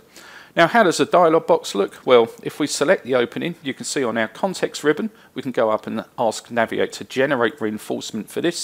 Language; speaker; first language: English; native; English